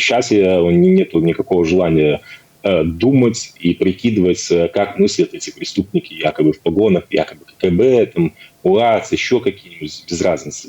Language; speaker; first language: Russian; native; Russian